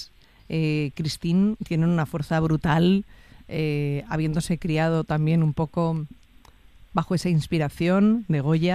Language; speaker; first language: Spanish; native; Spanish